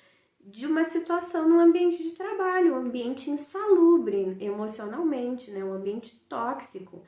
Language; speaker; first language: Portuguese; native; Portuguese